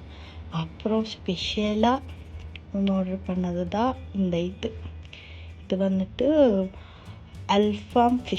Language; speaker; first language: Tamil; non-native, local second language; Malayalam